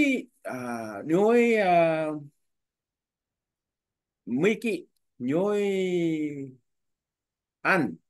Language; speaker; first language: Vietnamese; non-native, learner; Korean